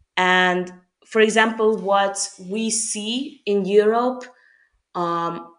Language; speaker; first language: English; non-native, fluent; Hungarian